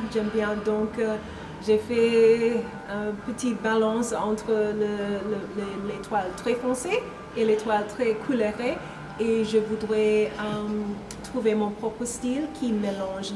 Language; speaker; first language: French; non-native, learner; English